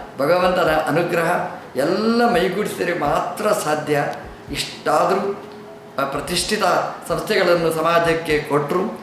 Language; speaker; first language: Kannada; non-native, local second language; Tulu